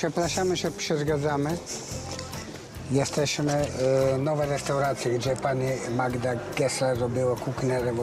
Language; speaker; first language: Polish; non-native, learner; Italian